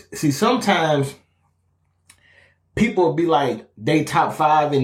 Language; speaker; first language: English; native; English